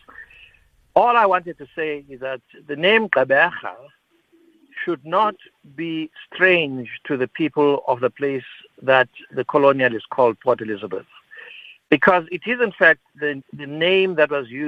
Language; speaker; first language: English; non-native, local second language; Xhosa